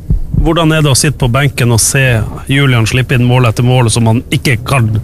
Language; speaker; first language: Norwegian; native; Norwegian